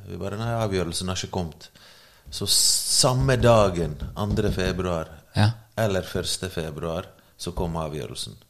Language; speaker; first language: Norwegian; early bilingual, other home language; Bosnian